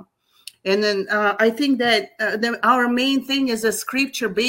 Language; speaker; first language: English; non-native, fluent; Russian